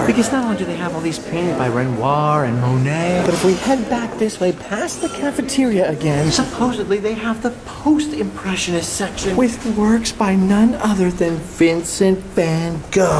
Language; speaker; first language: English; native; English